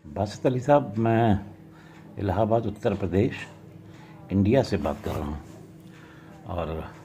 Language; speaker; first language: Hindi; native; Hindi